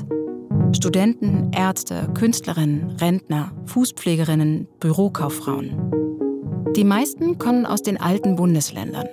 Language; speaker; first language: German; native; German